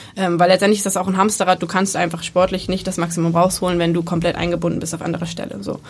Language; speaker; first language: German; native; German